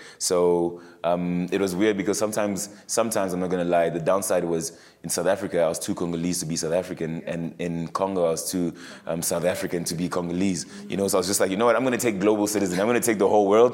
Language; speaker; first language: English; early bilingual, other home language; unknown